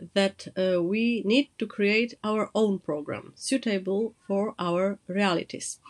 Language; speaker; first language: English; non-native, fluent; Polish